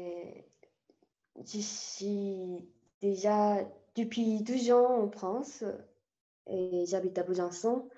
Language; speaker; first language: French; non-native, learner; Korean